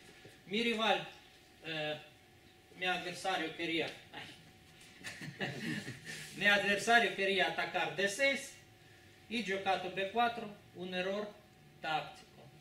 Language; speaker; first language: Italian; non-native, learner; Spanish